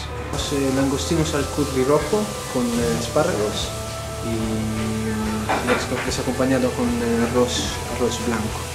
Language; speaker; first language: Spanish; non-native, fluent; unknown